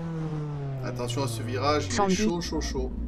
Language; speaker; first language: French; native; French